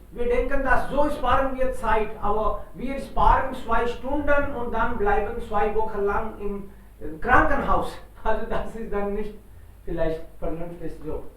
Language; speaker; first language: German; non-native, fluent; Hindi